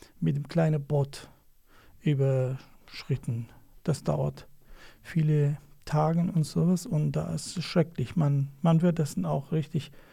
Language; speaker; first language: German; non-native, learner; Kurdish